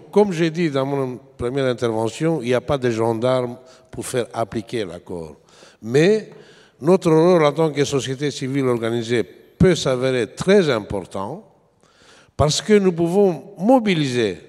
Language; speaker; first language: French; non-native, fluent; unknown